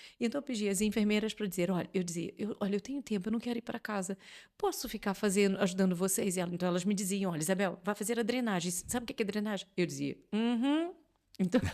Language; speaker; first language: Portuguese; native; Portuguese